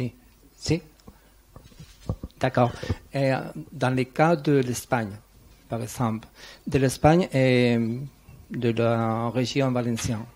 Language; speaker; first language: French; non-native, learner; Spanish